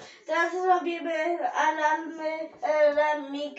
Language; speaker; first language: Polish; non-native, learner; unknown